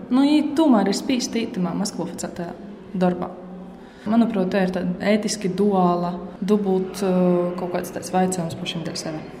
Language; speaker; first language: Latvian; native; Latvian